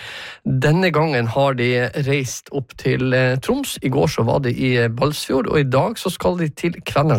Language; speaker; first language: Norwegian; native; Norwegian